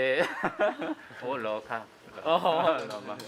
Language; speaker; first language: Korean; native; Korean